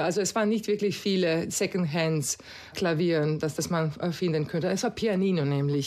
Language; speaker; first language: German; non-native, fluent; Croatian